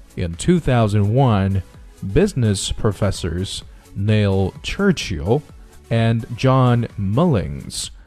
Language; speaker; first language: English; non-native, fluent; Chinese